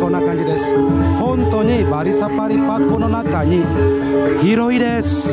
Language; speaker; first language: Japanese; non-native, fluent; Indonesian